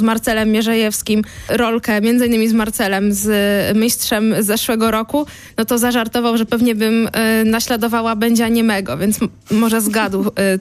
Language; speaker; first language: Polish; native; Polish